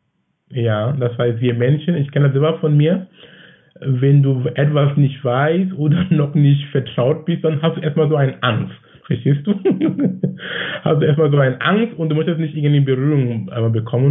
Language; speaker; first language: German; non-native, fluent; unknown